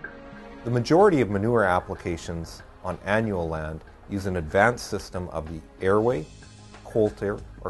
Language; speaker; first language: English; native; English